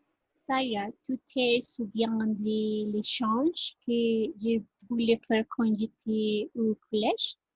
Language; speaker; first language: French; non-native, learner; Spanish